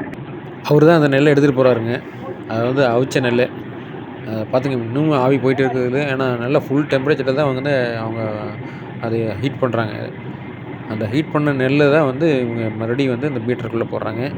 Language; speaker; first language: Tamil; native; Tamil